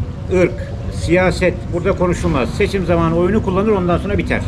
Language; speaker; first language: Turkish; native; Turkish